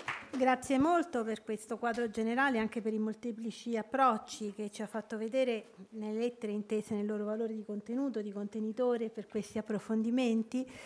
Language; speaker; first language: Italian; native; Italian